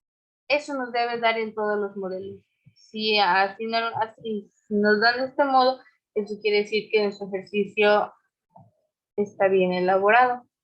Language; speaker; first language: Spanish; native; Spanish